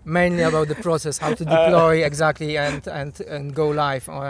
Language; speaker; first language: English; non-native, fluent; Polish